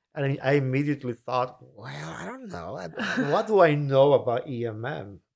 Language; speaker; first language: English; non-native, fluent; Spanish